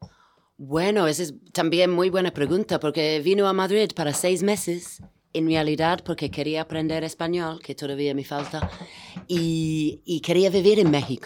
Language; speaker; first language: Spanish; non-native, fluent; English